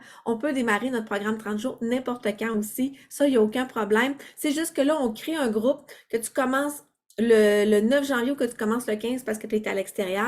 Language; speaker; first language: French; native; French